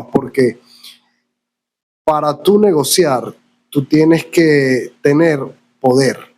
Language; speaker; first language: Spanish; native; Spanish